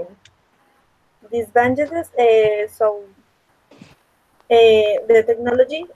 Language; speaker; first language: English; non-native, learner; Spanish